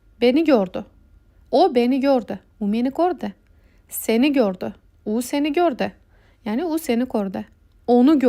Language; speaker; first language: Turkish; non-native, fluent; Uzbek